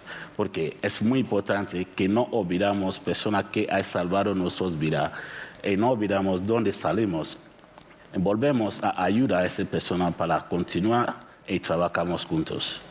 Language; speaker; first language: Spanish; non-native, learner; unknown